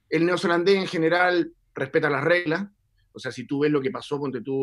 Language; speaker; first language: Spanish; native; Spanish